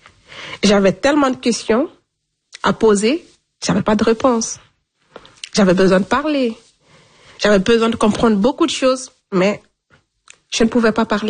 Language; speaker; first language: French; non-native, local second language; Fula